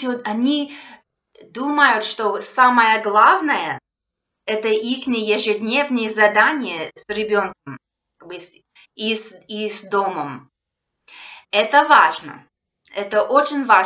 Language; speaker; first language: Russian; non-native, fluent; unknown